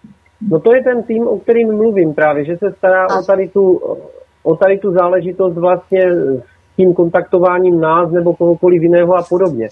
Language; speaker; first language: Czech; native; Czech